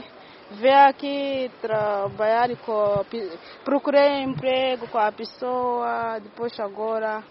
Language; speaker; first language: Portuguese; non-native, learner; Kinyarwanda